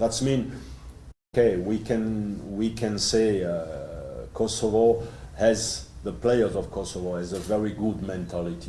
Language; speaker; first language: English; non-native, learner; French